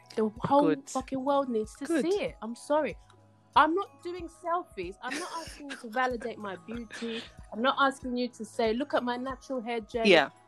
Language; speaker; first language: English; native; English